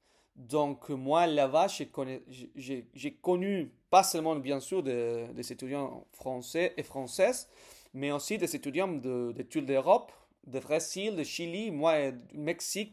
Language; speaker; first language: French; non-native, fluent; Spanish